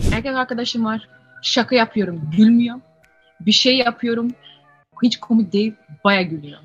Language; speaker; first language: Turkish; early bilingual, heritage; Turkish